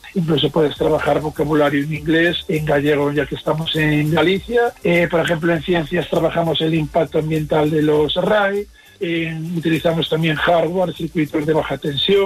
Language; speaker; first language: Spanish; native; Spanish